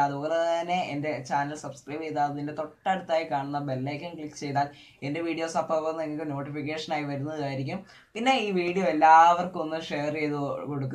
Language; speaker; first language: Malayalam; native; Malayalam